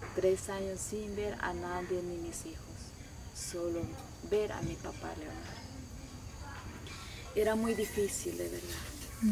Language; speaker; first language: Spanish; non-native, local second language; Shipibo-Conibo